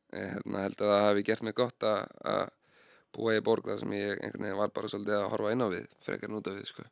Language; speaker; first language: Icelandic; native; Icelandic